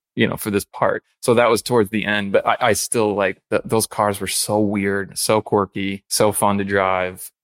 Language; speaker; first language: English; native; English